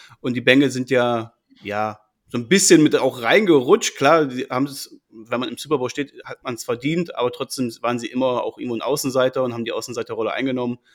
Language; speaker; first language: German; native; German